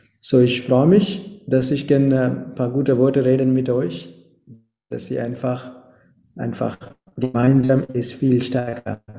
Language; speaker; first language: German; non-native, fluent; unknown